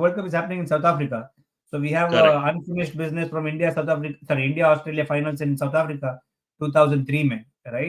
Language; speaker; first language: English; non-native, local second language; Hindi